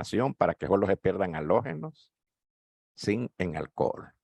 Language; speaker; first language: Spanish; native; Spanish